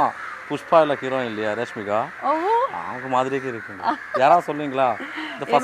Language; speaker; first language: Tamil; non-native, learner; Malayalam